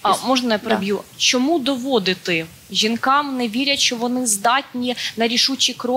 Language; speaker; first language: Ukrainian; native; Ukrainian